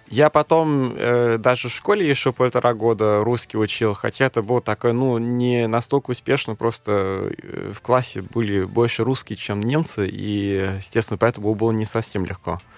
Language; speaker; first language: Russian; non-native, fluent; German